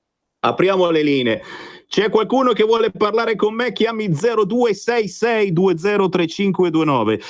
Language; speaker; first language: Italian; native; Italian